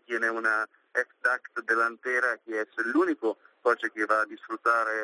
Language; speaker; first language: Spanish; non-native, learner; Italian